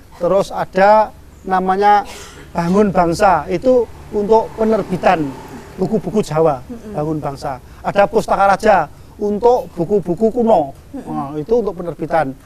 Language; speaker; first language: Indonesian; non-native, local second language; Javanese